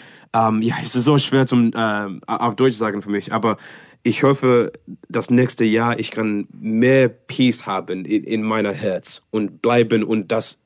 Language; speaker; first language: German; non-native, learner; English